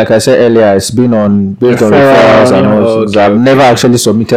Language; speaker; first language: English; non-native, local second language; Yoruba